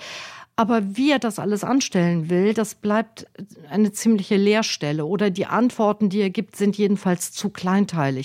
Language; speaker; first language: German; native; German